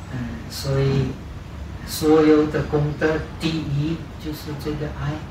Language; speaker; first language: Chinese; non-native, fluent; Czech